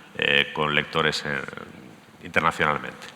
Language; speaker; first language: Spanish; native; Spanish